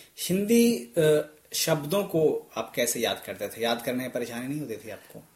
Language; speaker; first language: Hindi; native; Hindi